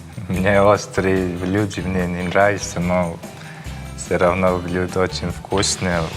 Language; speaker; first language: Russian; non-native, learner; Turkmen